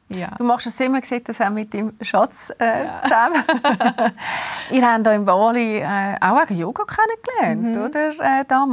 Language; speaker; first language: German; native; German